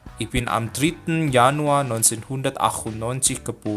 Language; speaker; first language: German; non-native, fluent; Indonesian